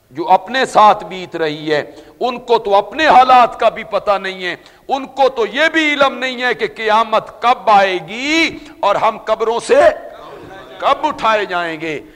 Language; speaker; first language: Urdu; non-native, local second language; Punjabi